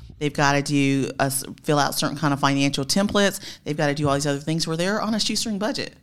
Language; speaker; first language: English; native; English